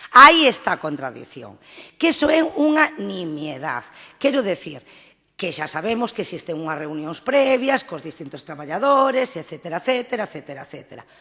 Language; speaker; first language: Galician; non-native, local second language; Spanish